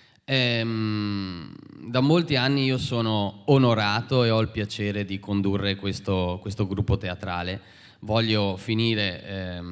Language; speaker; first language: Italian; native; Italian